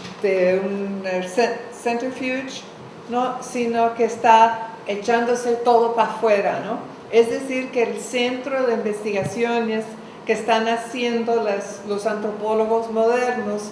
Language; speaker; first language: Spanish; non-native, fluent; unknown